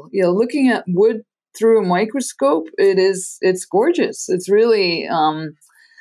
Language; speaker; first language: English; non-native, fluent; Dutch